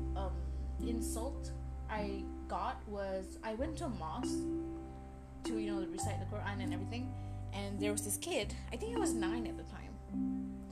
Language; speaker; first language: English; early bilingual, other home language; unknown